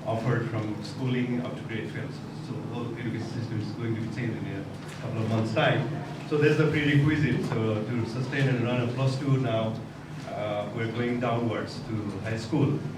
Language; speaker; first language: English; non-native, local second language; Nepali